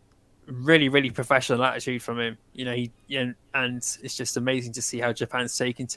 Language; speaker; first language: English; native; English